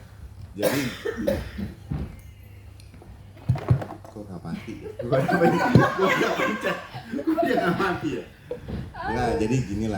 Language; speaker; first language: Indonesian; native; Indonesian